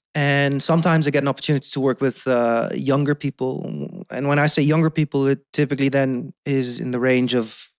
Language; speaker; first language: English; non-native, fluent; Dutch